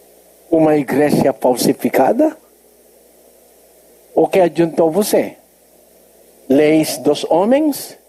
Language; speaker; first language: Portuguese; non-native, learner; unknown